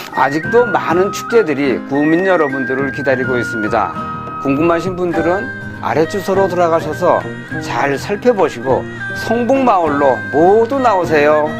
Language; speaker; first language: Korean; native; Korean